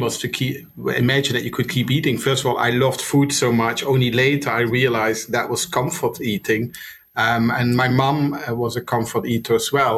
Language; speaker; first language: English; non-native, fluent; Dutch